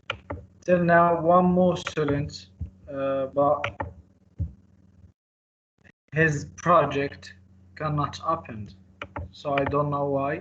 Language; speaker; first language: English; non-native, fluent; Arabic